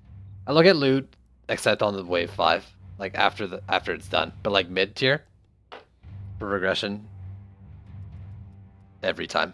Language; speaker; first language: English; native; English